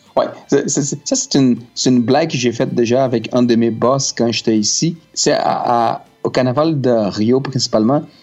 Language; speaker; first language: French; native; French